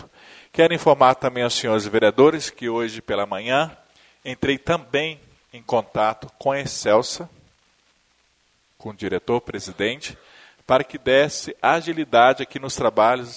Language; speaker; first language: Portuguese; native; Portuguese